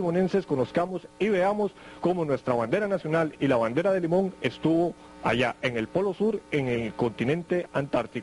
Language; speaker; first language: Spanish; native; Spanish